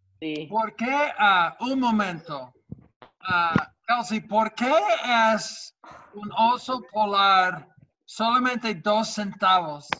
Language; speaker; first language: Spanish; non-native, fluent; English